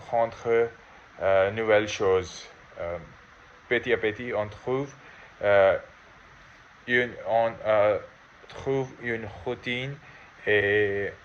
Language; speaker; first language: French; non-native, learner; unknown